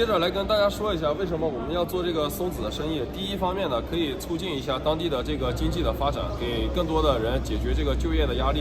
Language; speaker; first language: Chinese; native; Chinese